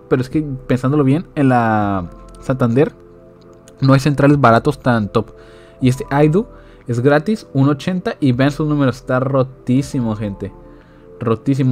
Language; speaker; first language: Spanish; native; Spanish